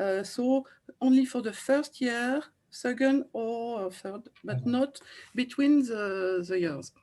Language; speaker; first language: English; non-native, fluent; French